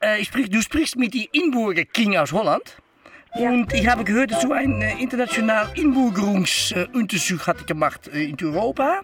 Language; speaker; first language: Dutch; native; Dutch